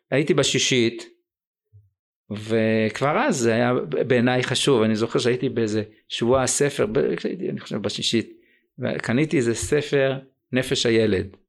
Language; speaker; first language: Hebrew; native; Hebrew